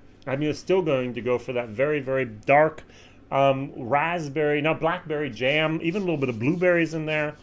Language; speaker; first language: English; native; English